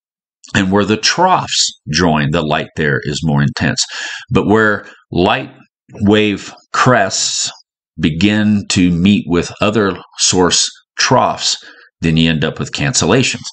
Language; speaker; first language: English; native; English